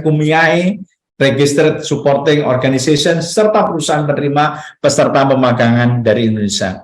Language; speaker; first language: Indonesian; native; Indonesian